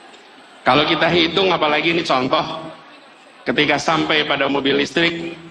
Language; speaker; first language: Indonesian; native; Indonesian